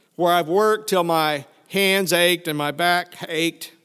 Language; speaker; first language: English; native; English